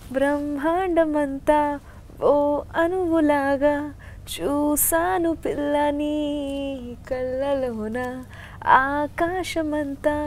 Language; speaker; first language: Telugu; non-native, local second language; Bangla